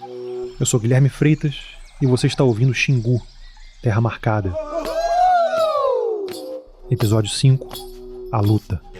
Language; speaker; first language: Portuguese; native; Portuguese